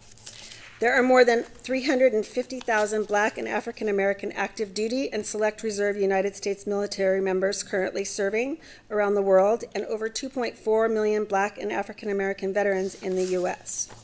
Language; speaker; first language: English; native; English